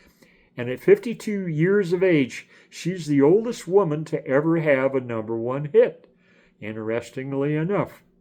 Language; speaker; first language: English; native; English